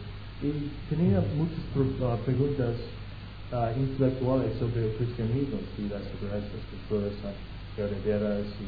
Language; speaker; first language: Spanish; non-native, fluent; English